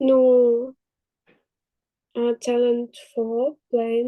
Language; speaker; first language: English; non-native, learner; Russian